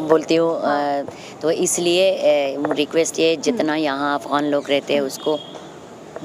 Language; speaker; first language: Hindi; non-native, fluent; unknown